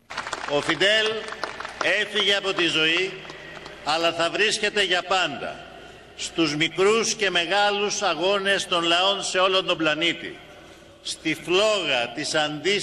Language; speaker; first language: Greek; native; Greek